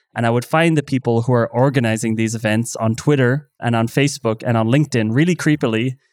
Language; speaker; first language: English; native; English